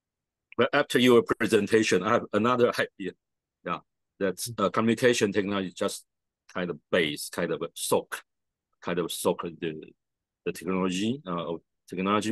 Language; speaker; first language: English; non-native, fluent; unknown